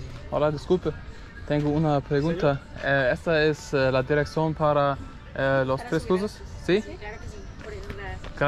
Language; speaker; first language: Spanish; non-native, learner; German